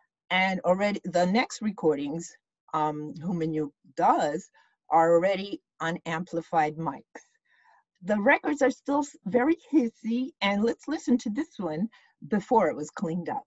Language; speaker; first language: English; early bilingual, other home language; Ukrainian